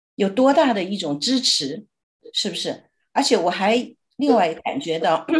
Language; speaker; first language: Chinese; native; Chinese